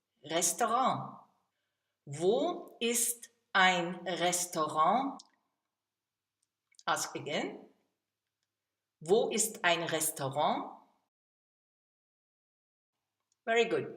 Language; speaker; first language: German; non-native, fluent; English